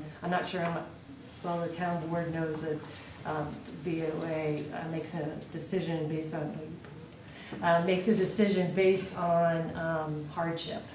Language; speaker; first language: English; native; English